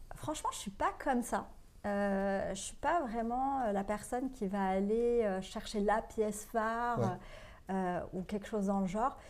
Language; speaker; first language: French; non-native, local second language; Arabic